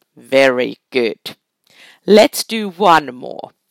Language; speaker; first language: English; non-native, fluent; Finnish